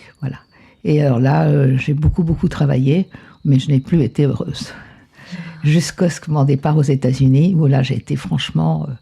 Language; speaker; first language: French; non-native, fluent; Spanish